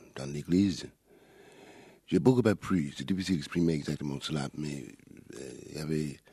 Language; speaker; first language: French; non-native, fluent; English